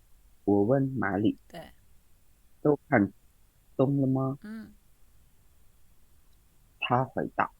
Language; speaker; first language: Chinese; non-native, learner; Indonesian